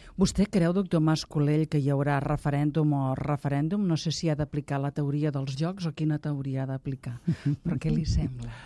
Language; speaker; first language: Catalan; native; Catalan